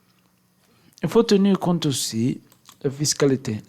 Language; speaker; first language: French; non-native, learner; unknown